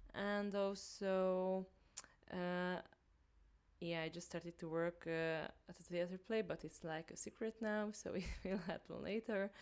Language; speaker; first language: English; non-native, learner; Hungarian